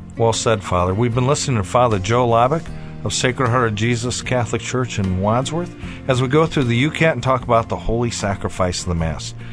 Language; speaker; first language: English; native; English